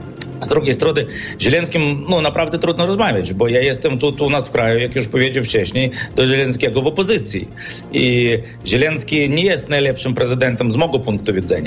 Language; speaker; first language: Polish; non-native, fluent; Ukrainian